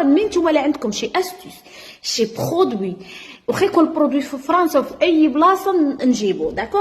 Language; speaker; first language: Arabic; native; Arabic